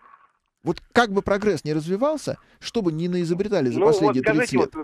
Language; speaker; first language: Russian; native; Russian